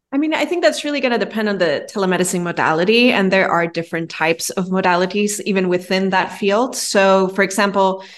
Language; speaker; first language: English; non-native, fluent; Spanish